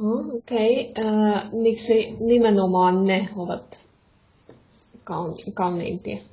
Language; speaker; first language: Finnish; non-native, fluent; Russian